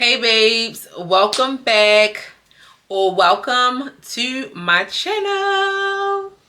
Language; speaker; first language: English; native; English